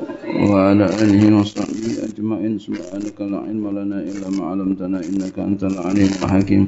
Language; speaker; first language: Arabic; non-native, fluent; Indonesian